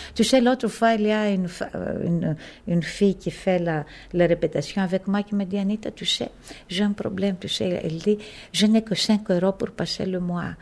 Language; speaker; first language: French; non-native, fluent; Greek